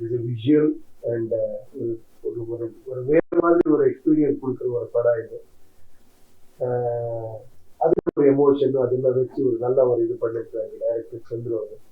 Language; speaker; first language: Tamil; non-native, learner; Kannada